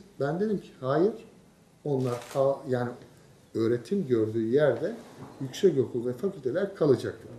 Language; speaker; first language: Turkish; native; Turkish